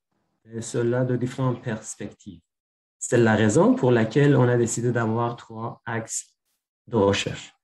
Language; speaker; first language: French; non-native, fluent; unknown